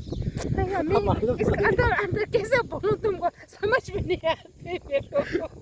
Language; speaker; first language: Hindi; non-native, local second language; Tibetan